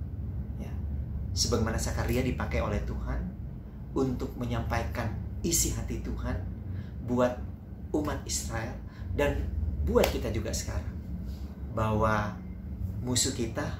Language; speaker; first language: Indonesian; native; Indonesian